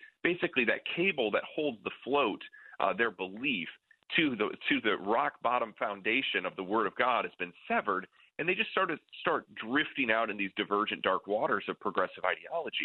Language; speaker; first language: English; native; English